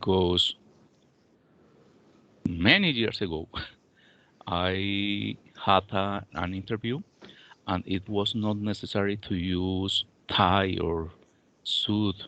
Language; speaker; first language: English; non-native, learner; Spanish